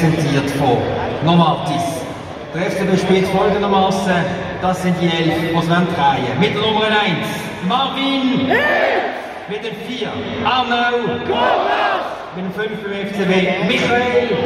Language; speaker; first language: German; native; German